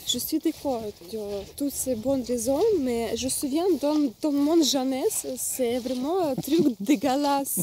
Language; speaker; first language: French; non-native, learner; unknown